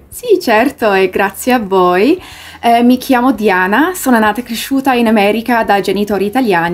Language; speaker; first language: Italian; early bilingual, heritage; English